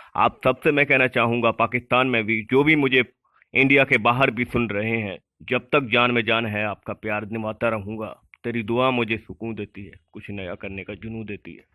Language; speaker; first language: Hindi; native; Hindi